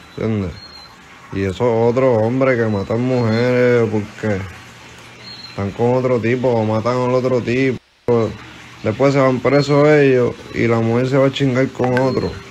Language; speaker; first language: Spanish; native; Spanish